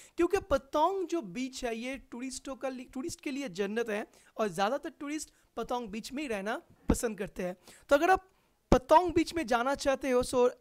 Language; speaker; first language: Hindi; non-native, local second language; Bangla